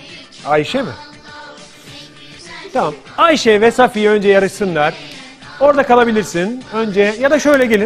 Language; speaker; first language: Turkish; native; Turkish